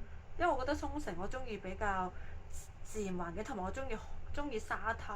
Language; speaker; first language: Cantonese; native; Cantonese